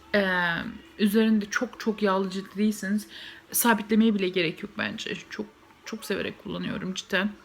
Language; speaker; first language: Turkish; native; Turkish